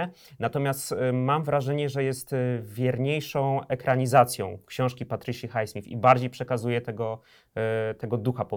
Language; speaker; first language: Polish; native; Polish